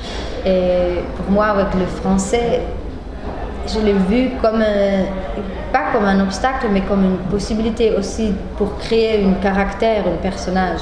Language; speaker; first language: French; non-native, fluent; German